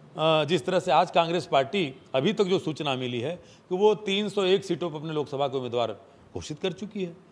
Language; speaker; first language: Hindi; native; Hindi